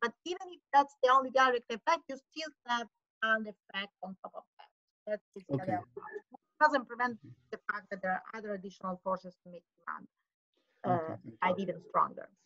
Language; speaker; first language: English; non-native, fluent; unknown